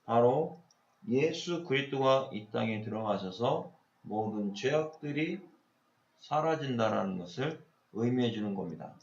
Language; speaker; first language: Korean; native; Korean